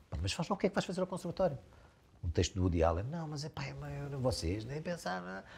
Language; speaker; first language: Portuguese; native; Portuguese